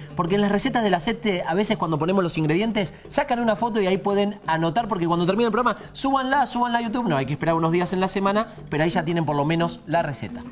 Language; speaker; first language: Spanish; native; Spanish